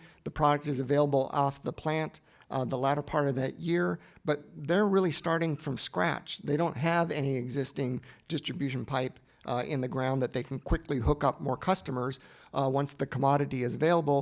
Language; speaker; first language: English; native; English